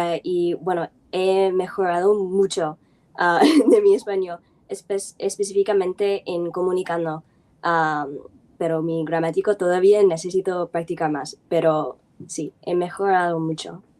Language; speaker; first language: Spanish; non-native, learner; English